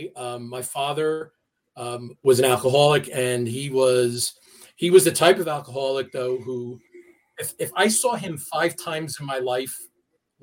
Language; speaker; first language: English; native; English